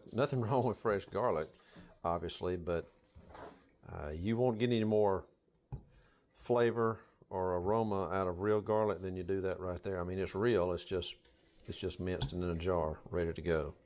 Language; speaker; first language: English; native; English